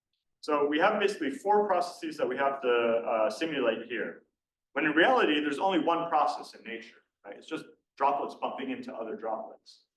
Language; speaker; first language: English; native; English